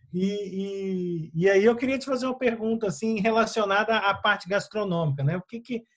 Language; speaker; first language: Portuguese; native; Portuguese